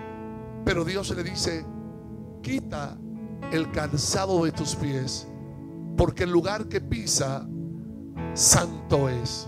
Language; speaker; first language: Spanish; native; Spanish